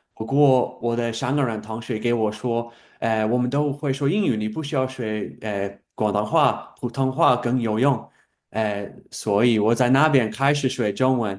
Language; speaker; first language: Chinese; non-native, fluent; English